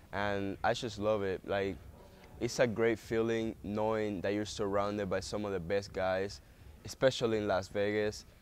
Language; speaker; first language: English; early bilingual, other home language; Spanish